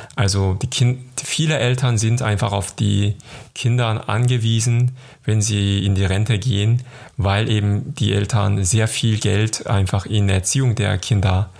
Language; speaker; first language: German; non-native, fluent; Korean